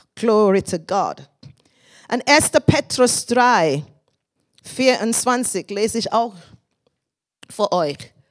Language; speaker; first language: German; non-native, fluent; English